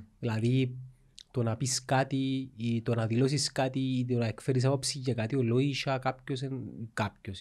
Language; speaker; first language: Greek; native; Greek